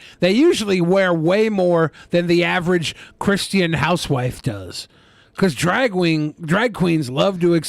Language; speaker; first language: English; native; English